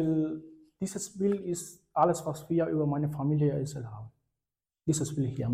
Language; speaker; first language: German; non-native, fluent; Spanish